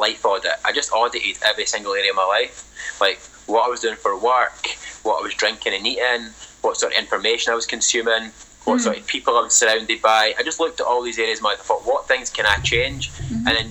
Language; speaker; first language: English; native; English